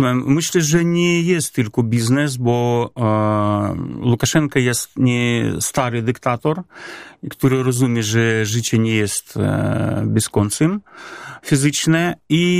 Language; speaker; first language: Polish; non-native, fluent; Belarusian